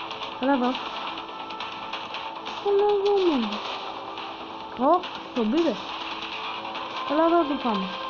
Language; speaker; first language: Greek; native; Greek